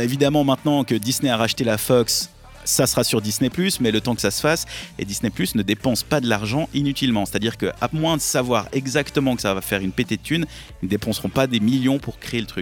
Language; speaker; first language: French; native; French